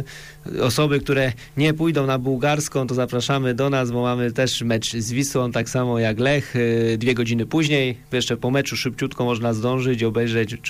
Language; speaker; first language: Polish; native; Polish